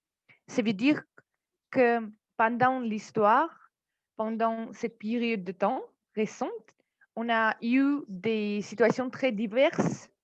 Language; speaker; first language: French; non-native, fluent; Armenian